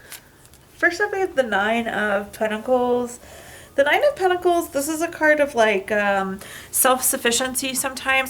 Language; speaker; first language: English; native; English